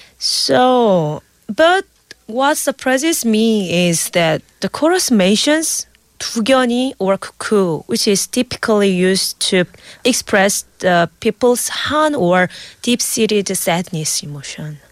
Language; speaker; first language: English; non-native, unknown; Korean